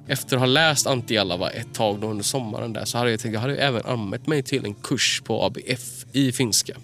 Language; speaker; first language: Swedish; early bilingual, other home language; Finnish